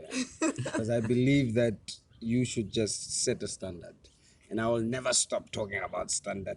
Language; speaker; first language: English; non-native, local second language; Tswana